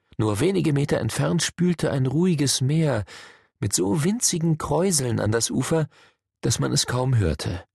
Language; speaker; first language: German; native; German